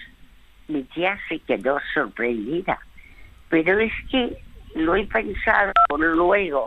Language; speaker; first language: Spanish; early bilingual, other home language; French